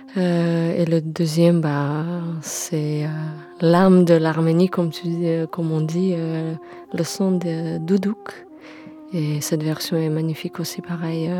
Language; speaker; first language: French; non-native, fluent; Armenian